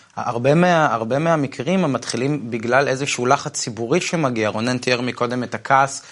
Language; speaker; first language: Hebrew; native; Hebrew